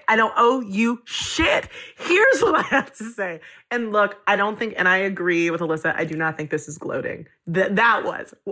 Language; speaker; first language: English; native; English